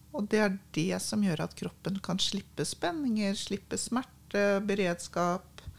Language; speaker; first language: Norwegian; native; Norwegian